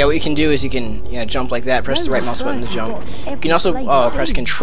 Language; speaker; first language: English; native; English